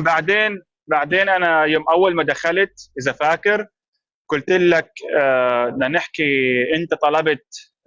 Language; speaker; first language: Arabic; native; Arabic